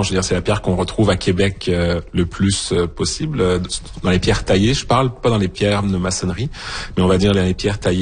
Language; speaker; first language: French; native; French